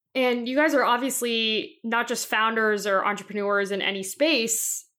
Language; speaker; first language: English; native; English